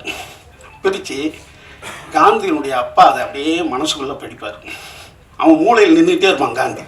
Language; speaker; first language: Tamil; native; Tamil